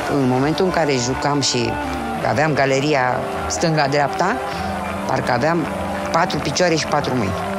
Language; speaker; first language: Romanian; native; Romanian